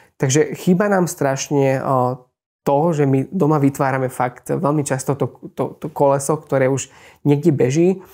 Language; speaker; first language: Slovak; non-native, local second language; Hungarian